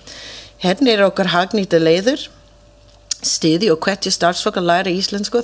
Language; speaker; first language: Icelandic; non-native, fluent; English